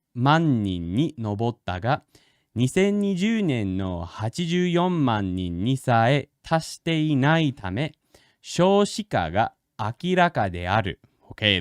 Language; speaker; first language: Japanese; non-native, fluent; English